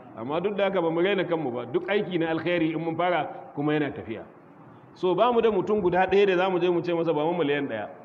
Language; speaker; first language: Hausa; non-native, local second language; Kanuri